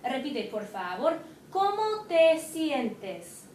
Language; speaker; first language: Spanish; non-native, fluent; English